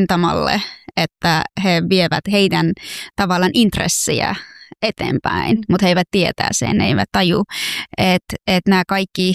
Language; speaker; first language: Finnish; early bilingual, other home language; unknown